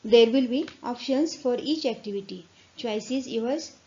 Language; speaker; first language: English; non-native, local second language; Marathi